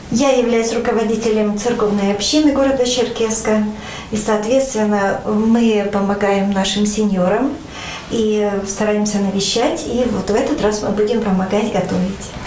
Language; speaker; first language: Russian; native; Russian